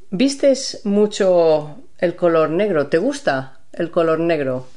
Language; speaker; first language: Spanish; native; Spanish